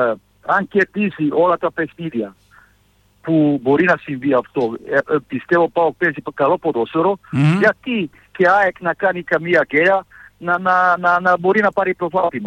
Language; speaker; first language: Greek; non-native, fluent; Serbian